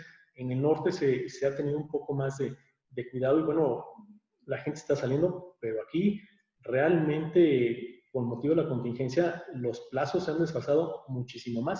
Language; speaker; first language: Spanish; native; Spanish